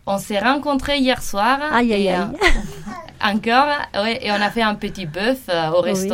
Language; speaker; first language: French; non-native, fluent; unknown